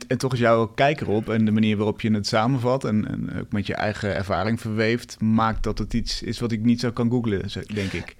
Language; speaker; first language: Dutch; native; Dutch